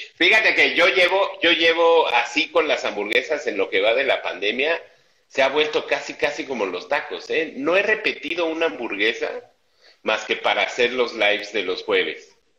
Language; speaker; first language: Spanish; native; Spanish